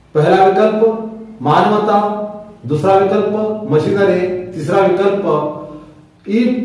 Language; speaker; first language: Hindi; non-native, local second language; Kannada